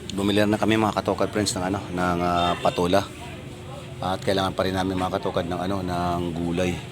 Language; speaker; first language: Filipino; native; Filipino